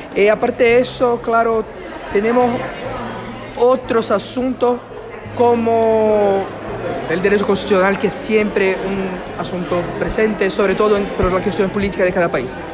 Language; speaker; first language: Spanish; non-native, fluent; Portuguese